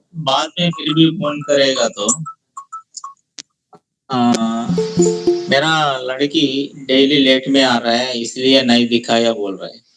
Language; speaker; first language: Hindi; non-native, local second language; Telugu